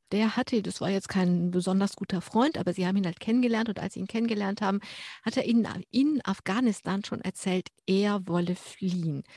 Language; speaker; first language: German; native; German